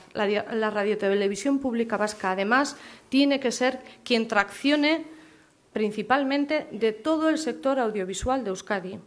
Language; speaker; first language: Spanish; native; Spanish